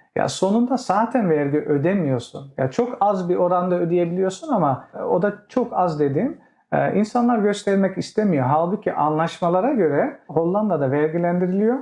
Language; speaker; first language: Turkish; early bilingual, heritage; Turkish